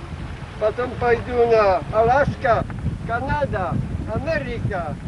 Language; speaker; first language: Russian; non-native, learner; Polish